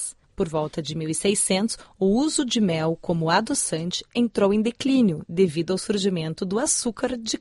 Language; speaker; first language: Portuguese; native; Portuguese